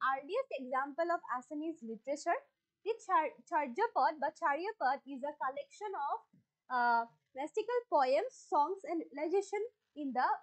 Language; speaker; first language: English; non-native, local second language; Assamese